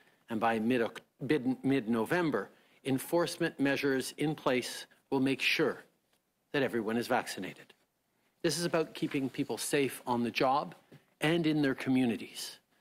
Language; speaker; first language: English; native; English